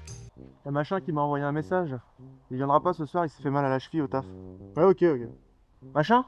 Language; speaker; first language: French; native; French